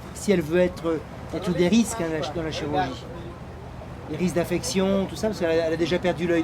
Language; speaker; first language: French; native; French